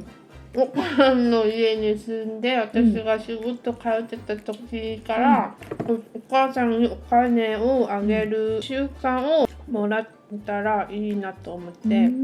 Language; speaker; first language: Japanese; non-native, learner; Korean